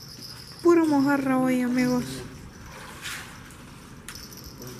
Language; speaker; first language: Spanish; early bilingual, heritage; Spanish